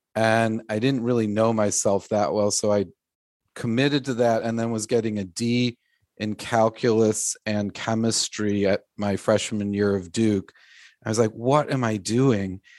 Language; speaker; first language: English; native; English